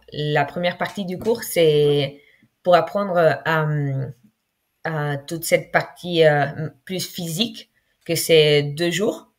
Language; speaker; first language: French; non-native, fluent; Spanish